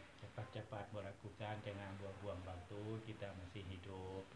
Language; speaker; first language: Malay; non-native, fluent; Thai